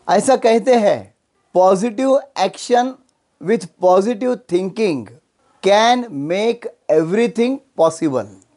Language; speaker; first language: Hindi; non-native, local second language; Marathi